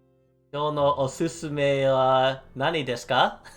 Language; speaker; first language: Japanese; non-native, learner; English